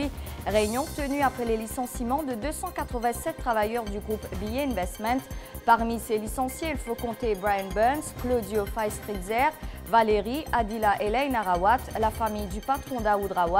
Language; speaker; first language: French; non-native, local second language; Morisyen